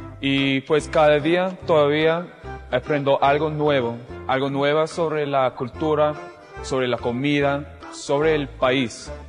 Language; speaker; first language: Spanish; non-native, fluent; English